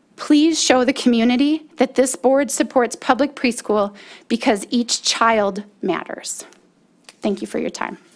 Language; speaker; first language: English; native; English